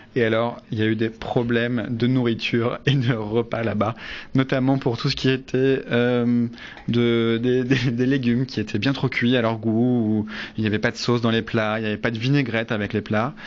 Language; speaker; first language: French; native; French